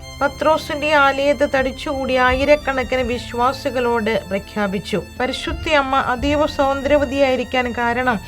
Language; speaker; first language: Malayalam; native; Malayalam